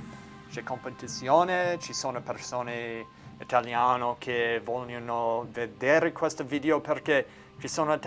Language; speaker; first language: Italian; non-native, learner; English